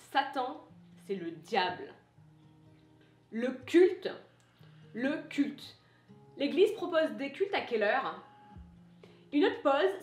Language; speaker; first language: French; native; French